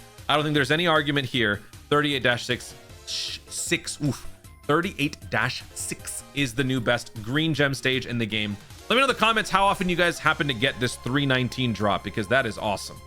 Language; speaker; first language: English; native; English